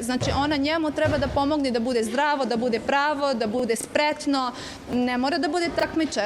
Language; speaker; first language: Bosnian; native; Bosnian